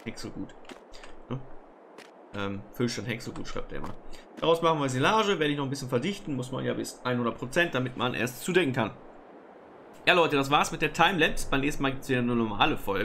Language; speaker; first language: German; native; German